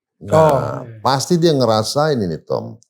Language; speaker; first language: Indonesian; native; Indonesian